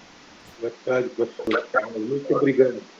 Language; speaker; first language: Portuguese; non-native, local second language; Kayapó